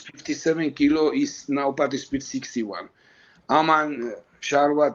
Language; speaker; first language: English; non-native, learner; Georgian